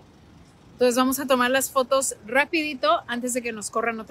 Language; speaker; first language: Spanish; early bilingual, heritage; Spanish